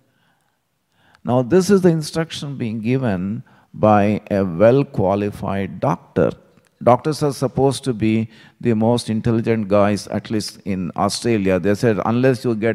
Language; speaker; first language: English; non-native, local second language; Telugu